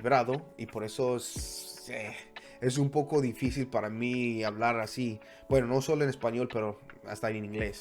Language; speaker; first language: Spanish; non-native, fluent; English